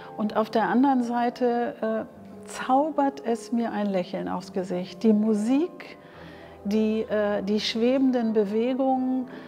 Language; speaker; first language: German; native; German